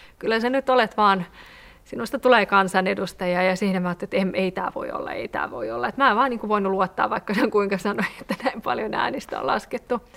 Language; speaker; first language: Finnish; early bilingual, other home language; Persian